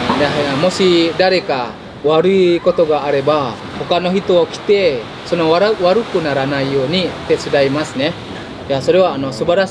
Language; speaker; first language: Japanese; non-native, fluent; Indonesian